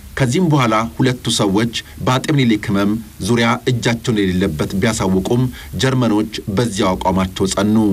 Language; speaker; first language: Amharic; native; Amharic